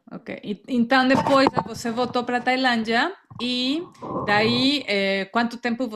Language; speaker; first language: Portuguese; non-native, fluent; Spanish